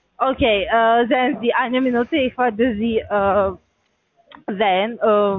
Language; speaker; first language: German; non-native, learner; Russian